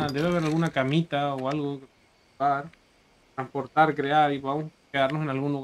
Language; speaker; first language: Spanish; native; Spanish